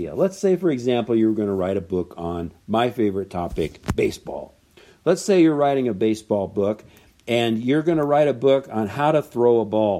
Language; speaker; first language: English; native; English